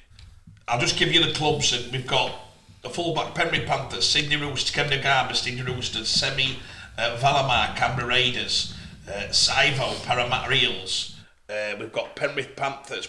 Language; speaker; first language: English; native; English